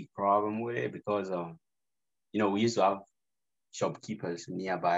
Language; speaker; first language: English; non-native, local second language; Gusii